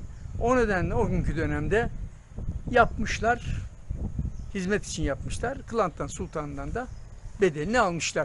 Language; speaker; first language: Turkish; native; Turkish